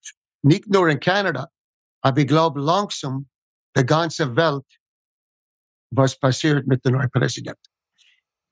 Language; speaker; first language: German; non-native, fluent; English